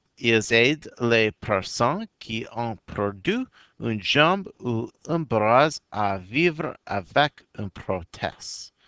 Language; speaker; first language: French; non-native, fluent; English